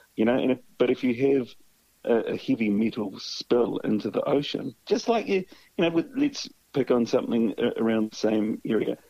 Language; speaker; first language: English; native; English